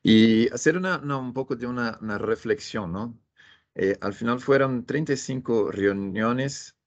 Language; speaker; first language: Spanish; non-native, fluent; Portuguese